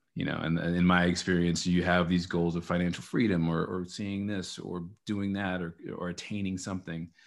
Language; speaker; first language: English; native; English